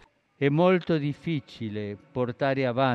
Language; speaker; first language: Italian; non-native, fluent; Spanish